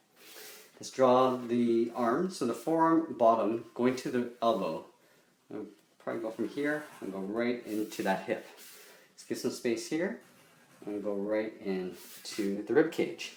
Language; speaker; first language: English; native; English